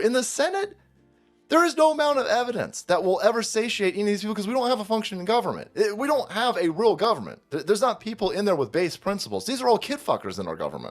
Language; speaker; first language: English; native; English